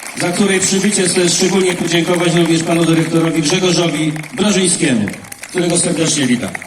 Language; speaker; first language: Polish; native; Polish